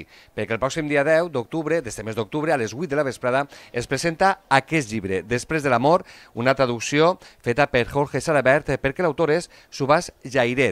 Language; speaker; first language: Catalan; native; Catalan